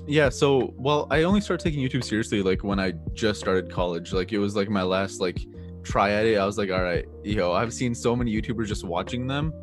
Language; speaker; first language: English; native; English